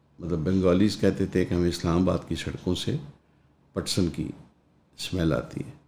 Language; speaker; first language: Urdu; non-native, local second language; Punjabi